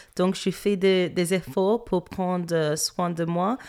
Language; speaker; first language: French; non-native, fluent; English